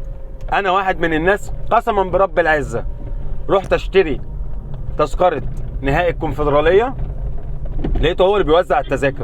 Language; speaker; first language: Arabic; native; Arabic